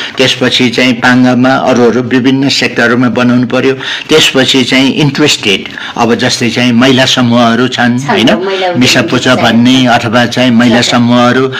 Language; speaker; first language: Nepali; non-native, local second language; Newari